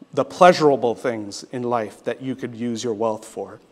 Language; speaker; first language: English; native; English